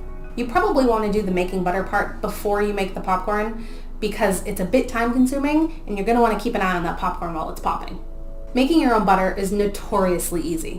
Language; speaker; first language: English; native; English